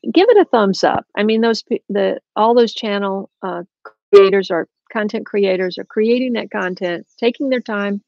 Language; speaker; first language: English; native; English